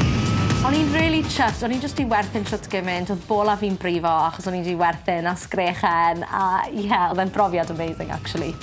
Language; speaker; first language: Welsh; native; Welsh